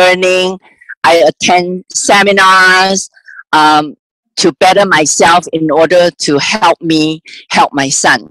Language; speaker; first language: English; non-native, local second language; Cantonese